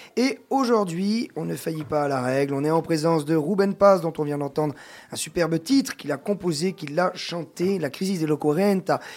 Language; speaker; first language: French; native; French